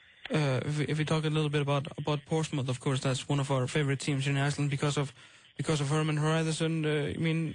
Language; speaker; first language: English; non-native, fluent; Icelandic